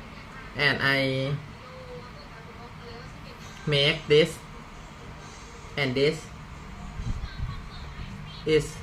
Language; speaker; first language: English; non-native, learner; Thai